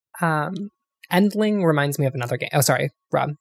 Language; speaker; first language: English; native; English